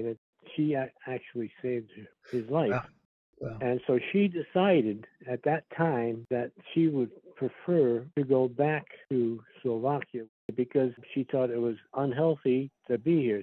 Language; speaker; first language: English; early bilingual, other home language; Slovak